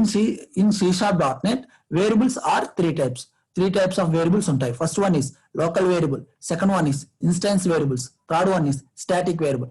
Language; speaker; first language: Telugu; native; Telugu